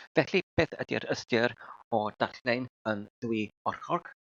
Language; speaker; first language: Welsh; non-native, learner; Filipino